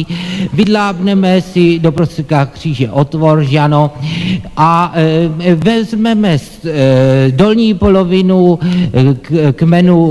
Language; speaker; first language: Czech; native; Czech